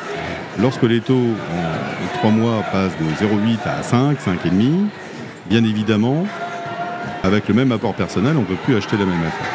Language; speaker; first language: French; native; French